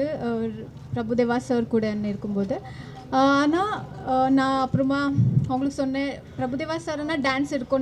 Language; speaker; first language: Tamil; non-native, fluent; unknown